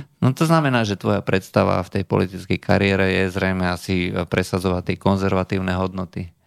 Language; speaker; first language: Slovak; native; Slovak